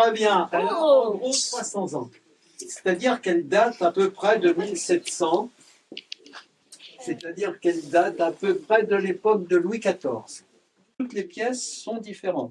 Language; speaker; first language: French; native; French